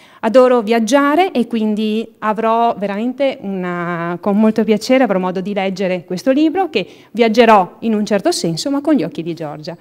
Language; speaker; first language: Italian; native; Italian